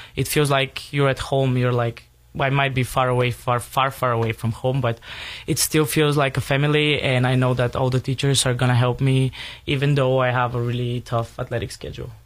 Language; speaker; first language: English; non-native, fluent; Bulgarian